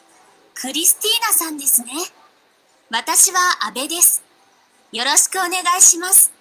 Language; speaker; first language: Japanese; non-native, learner; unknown